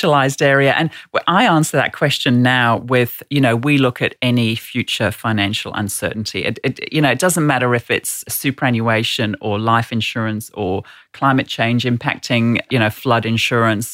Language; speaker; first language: English; native; English